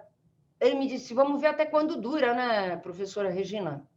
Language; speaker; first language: Portuguese; native; Portuguese